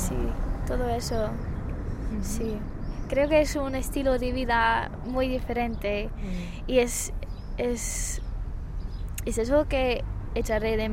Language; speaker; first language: Spanish; non-native, fluent; English